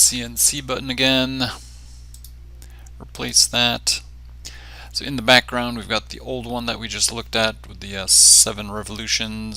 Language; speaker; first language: English; native; English